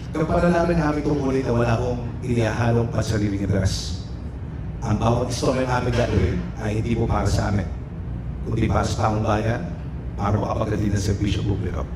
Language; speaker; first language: Filipino; native; Filipino